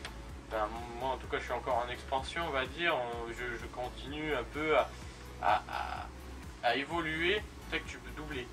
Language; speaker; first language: French; native; French